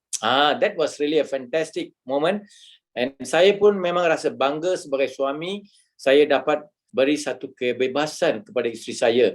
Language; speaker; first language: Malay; non-native, local second language; Tamil